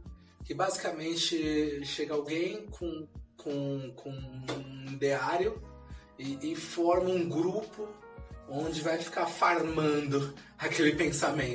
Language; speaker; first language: Portuguese; native; Portuguese